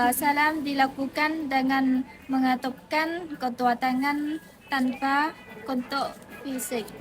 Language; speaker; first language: Indonesian; non-native, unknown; Khmer